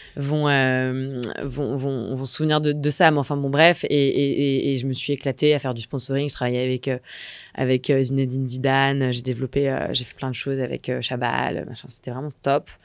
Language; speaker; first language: French; native; French